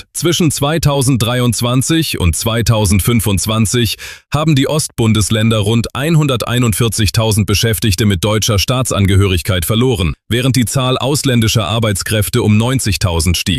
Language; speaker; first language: German; native; German